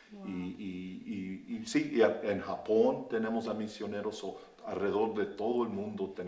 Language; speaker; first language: Spanish; early bilingual, other home language; English